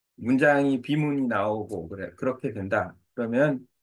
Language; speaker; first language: Korean; native; Korean